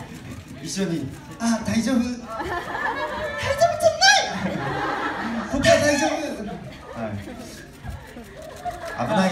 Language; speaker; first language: Japanese; non-native, learner; Korean